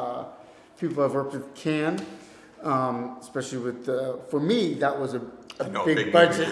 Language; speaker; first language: English; native; English